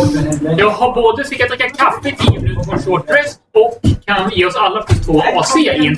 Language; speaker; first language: Swedish; native; Swedish